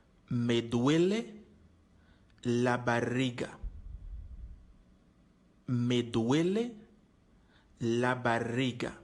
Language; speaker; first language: Spanish; non-native, learner; Haitian Creole